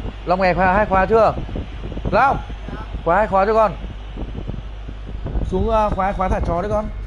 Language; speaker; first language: Vietnamese; native; Vietnamese